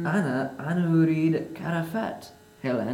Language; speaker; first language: Arabic; non-native, learner; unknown